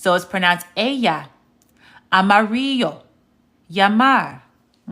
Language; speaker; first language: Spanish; non-native, fluent; English